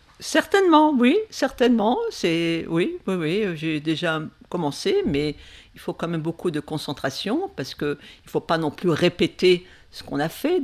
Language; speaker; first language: French; native; French